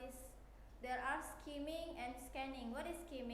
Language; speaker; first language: English; non-native, learner; Indonesian